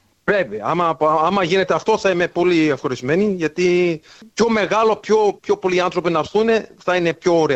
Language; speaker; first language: Greek; early bilingual, heritage; English